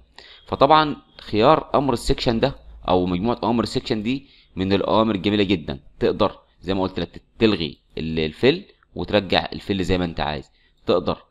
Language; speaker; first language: Arabic; native; Arabic